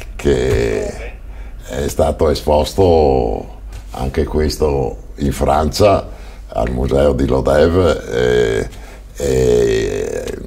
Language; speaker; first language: Italian; native; Italian